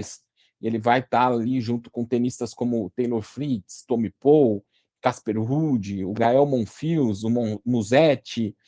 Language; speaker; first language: Portuguese; native; Portuguese